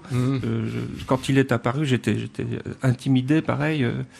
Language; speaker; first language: French; native; French